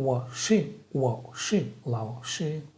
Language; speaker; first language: Chinese; non-native, learner; Russian